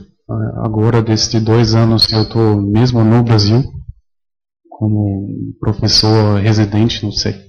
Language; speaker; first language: Portuguese; non-native, fluent; German